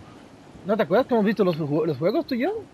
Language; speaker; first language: Spanish; early bilingual, heritage; Spanish